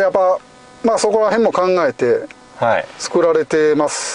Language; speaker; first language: Japanese; native; Japanese